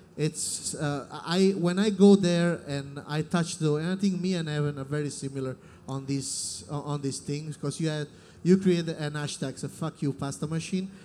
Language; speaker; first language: English; non-native, fluent; Italian